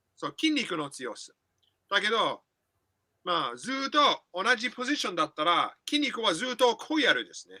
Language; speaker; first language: Japanese; non-native, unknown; English